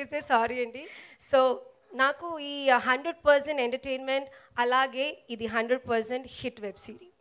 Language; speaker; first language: Telugu; non-native, learner; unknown